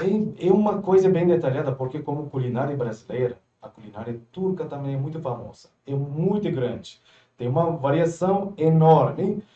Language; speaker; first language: Portuguese; non-native, fluent; Turkish